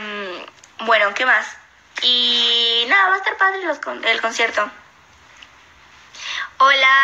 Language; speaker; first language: Spanish; native; Spanish